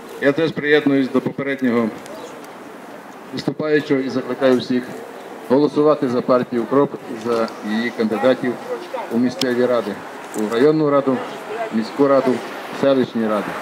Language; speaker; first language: Ukrainian; native; Ukrainian